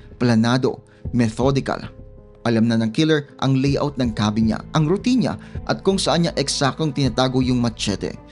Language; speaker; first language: Filipino; native; Filipino